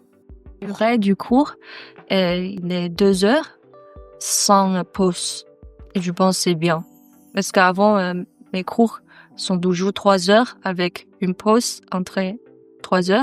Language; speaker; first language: French; non-native, learner; Chinese